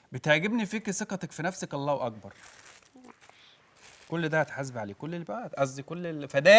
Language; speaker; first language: Arabic; native; Arabic